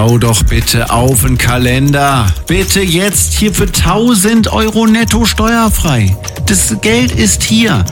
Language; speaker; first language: German; native; German